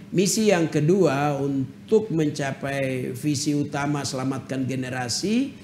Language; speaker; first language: Indonesian; native; Indonesian